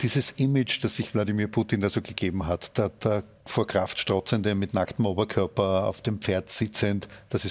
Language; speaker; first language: German; native; German